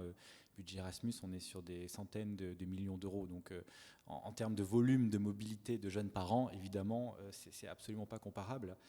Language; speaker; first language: French; native; French